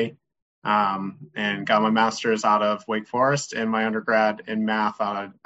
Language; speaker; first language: English; native; English